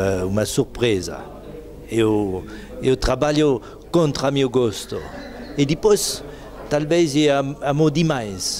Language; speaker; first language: Portuguese; non-native, learner; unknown